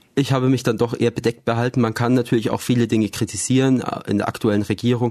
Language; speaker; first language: German; native; German